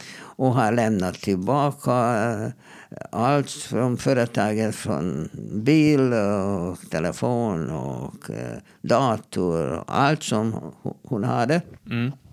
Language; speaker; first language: Swedish; non-native, fluent; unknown